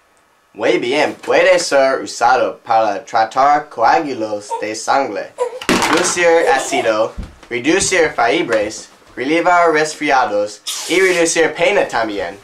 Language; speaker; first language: Spanish; non-native, learner; English